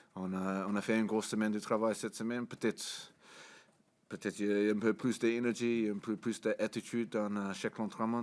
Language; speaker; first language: French; non-native, fluent; English